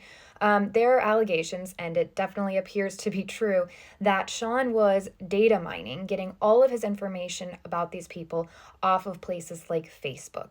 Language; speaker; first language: English; native; English